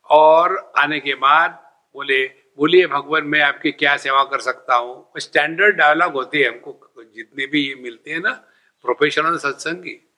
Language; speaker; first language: Hindi; non-native, local second language; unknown